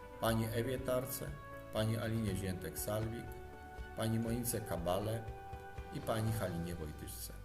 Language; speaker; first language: Polish; native; Polish